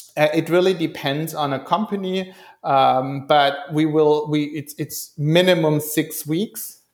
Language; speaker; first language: English; non-native, fluent; German